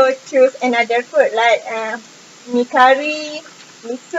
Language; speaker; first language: English; non-native, local second language; Malay